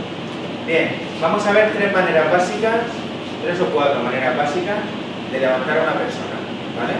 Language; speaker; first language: Spanish; native; Spanish